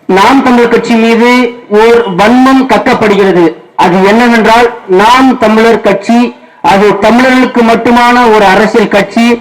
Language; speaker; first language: Tamil; non-native, local second language; Kannada